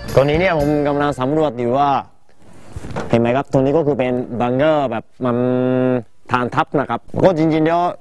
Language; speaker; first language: Thai; non-native, fluent; Japanese